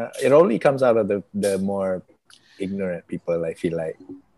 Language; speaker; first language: English; non-native, local second language; Malay